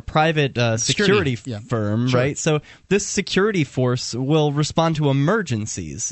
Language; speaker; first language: English; native; English